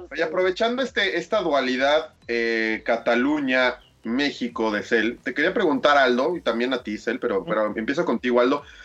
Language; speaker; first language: Spanish; native; Spanish